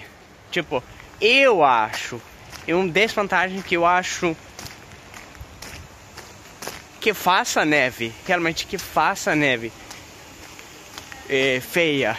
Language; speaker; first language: Portuguese; non-native, fluent; Swedish